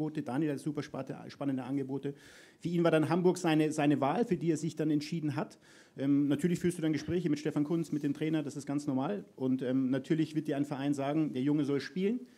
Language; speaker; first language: German; native; German